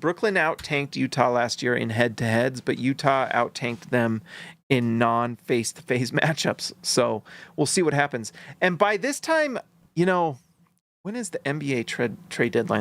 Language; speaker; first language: English; native; English